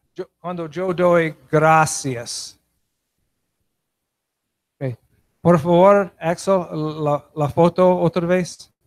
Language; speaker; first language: Spanish; non-native, learner; English